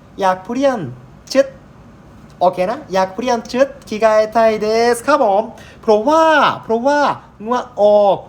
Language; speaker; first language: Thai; non-native, learner; Japanese